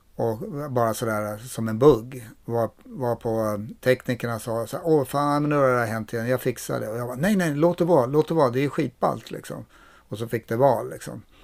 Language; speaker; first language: Swedish; native; Swedish